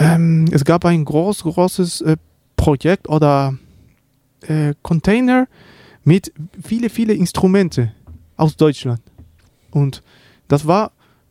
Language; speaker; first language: German; non-native, learner; Spanish